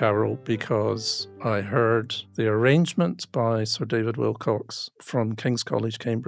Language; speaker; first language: English; native; English